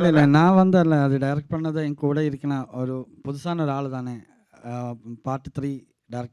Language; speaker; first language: Tamil; non-native, learner; Malayalam